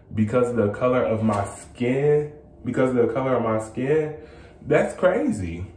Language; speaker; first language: English; native; English